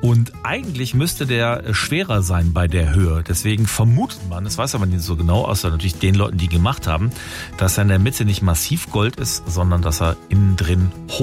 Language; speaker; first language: German; native; German